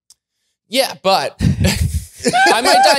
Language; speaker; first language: English; native; English